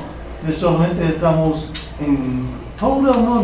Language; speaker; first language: Spanish; non-native, fluent; English